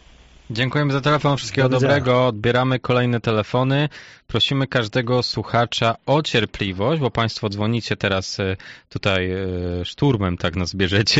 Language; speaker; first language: Polish; native; Polish